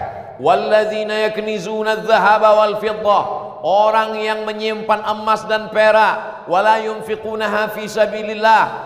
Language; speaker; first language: Indonesian; non-native, local second language; Malay